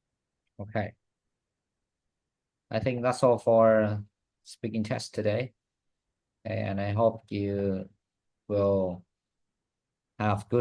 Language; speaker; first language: English; non-native, fluent; Vietnamese